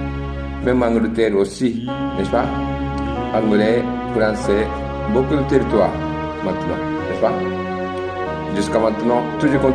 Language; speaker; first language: French; non-native, learner; Japanese